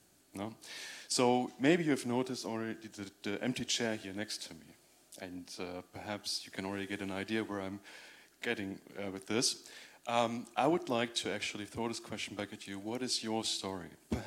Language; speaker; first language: English; non-native, fluent; German